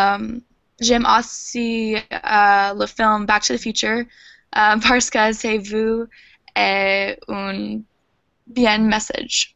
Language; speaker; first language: French; non-native, learner; English